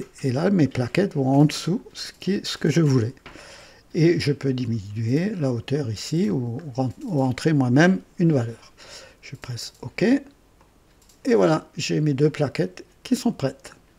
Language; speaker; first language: French; native; French